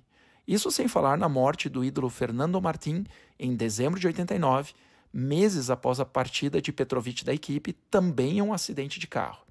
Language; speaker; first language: Portuguese; native; Portuguese